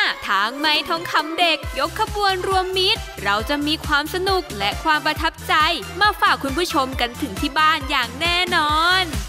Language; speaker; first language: Thai; native; Thai